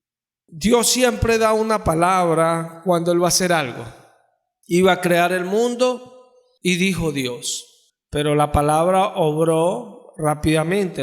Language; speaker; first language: Spanish; native; Spanish